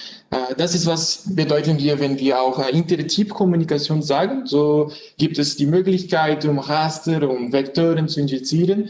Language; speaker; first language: German; non-native, learner; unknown